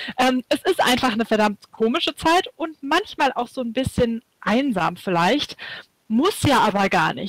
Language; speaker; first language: German; native; German